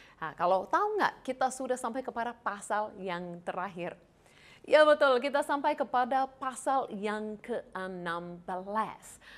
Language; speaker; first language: Indonesian; non-native, fluent; English